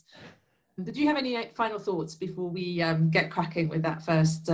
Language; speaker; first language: English; native; English